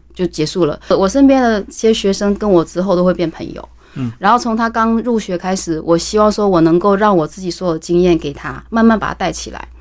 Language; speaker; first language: Chinese; native; Chinese